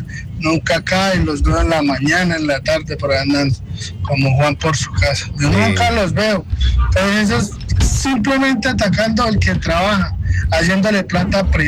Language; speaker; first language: Spanish; native; Spanish